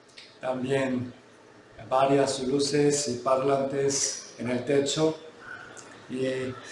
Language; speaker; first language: Spanish; non-native, fluent; Korean